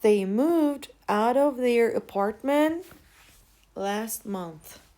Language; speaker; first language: English; non-native, fluent; Turkish